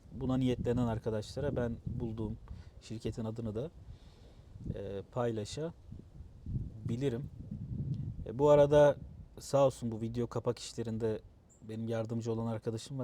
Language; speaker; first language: Turkish; native; Turkish